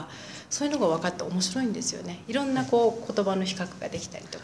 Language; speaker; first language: Japanese; native; Japanese